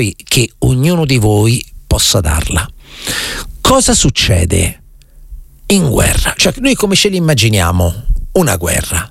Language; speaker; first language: Italian; native; Italian